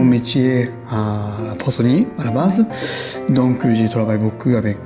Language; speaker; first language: French; non-native, fluent; Japanese